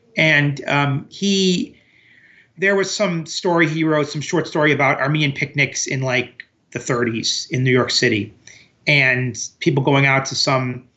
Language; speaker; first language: English; early bilingual, other home language; Armenian